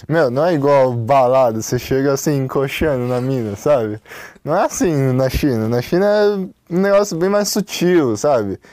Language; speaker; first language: Portuguese; non-native, fluent; Chinese